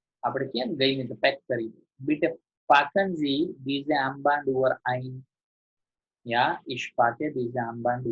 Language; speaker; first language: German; non-native, learner; Gujarati